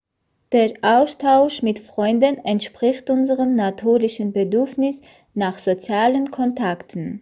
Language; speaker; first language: German; non-native, learner; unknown